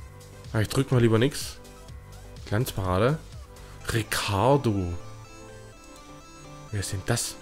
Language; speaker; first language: German; native; German